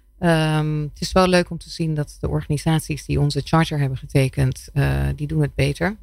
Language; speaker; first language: Dutch; non-native, fluent; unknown